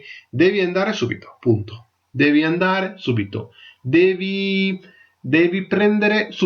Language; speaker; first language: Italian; non-native, fluent; Tamil